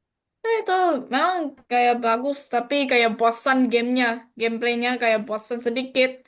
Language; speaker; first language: Indonesian; non-native, learner; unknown